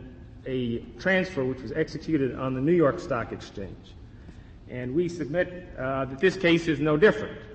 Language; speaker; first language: English; native; English